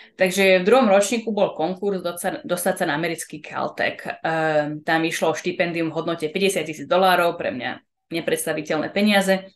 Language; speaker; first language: Slovak; early bilingual, heritage; Slovak